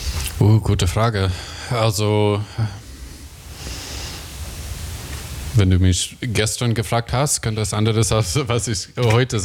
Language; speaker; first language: German; non-native, learner; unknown